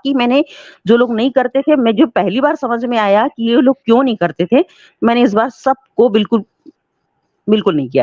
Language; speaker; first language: Hindi; native; Hindi